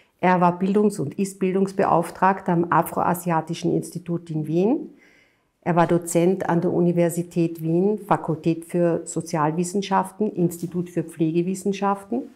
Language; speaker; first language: German; native; German